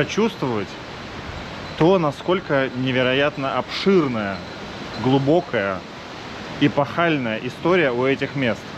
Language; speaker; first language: Russian; native; Russian